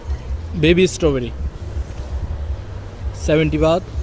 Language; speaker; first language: English; non-native, learner; Bangla